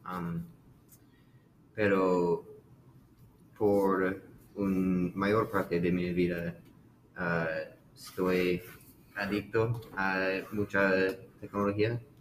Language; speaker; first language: Spanish; non-native, learner; English